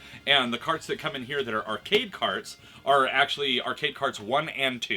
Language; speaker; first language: English; native; English